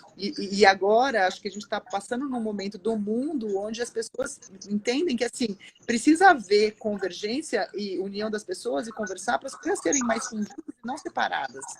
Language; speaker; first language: Portuguese; native; Portuguese